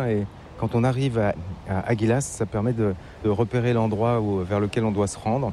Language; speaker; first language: French; native; French